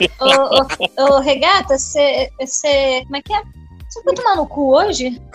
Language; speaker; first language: Portuguese; native; Portuguese